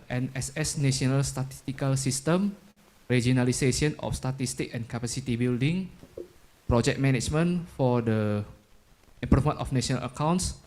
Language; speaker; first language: English; non-native, fluent; Indonesian